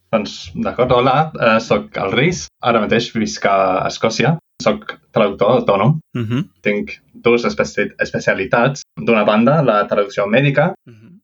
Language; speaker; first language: Catalan; non-native, fluent; English